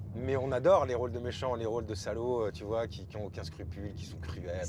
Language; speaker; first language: French; native; French